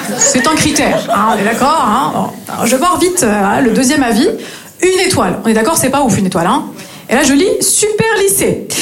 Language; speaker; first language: French; native; French